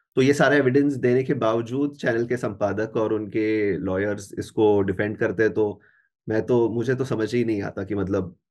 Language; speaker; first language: Hindi; non-native, local second language; Marathi